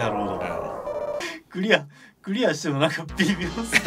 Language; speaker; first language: Japanese; native; Japanese